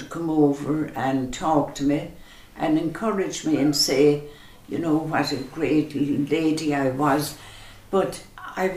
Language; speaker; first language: English; native; English